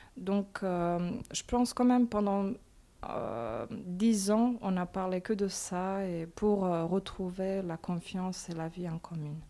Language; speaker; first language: French; non-native, fluent; Bosnian